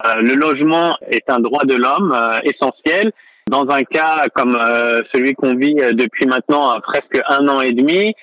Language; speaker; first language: French; native; French